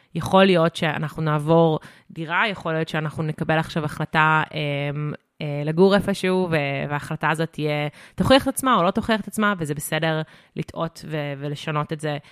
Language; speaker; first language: Hebrew; native; Hebrew